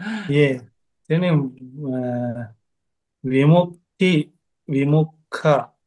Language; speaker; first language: Korean; non-native, learner; Sinhala